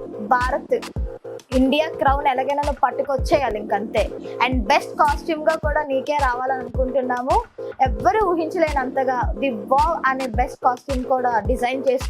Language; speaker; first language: Telugu; native; Telugu